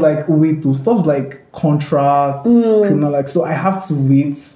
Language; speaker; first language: English; non-native, local second language; Ibibio